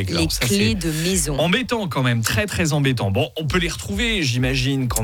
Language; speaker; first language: French; native; French